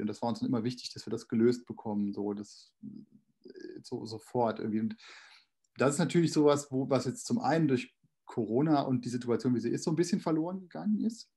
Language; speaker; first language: German; native; German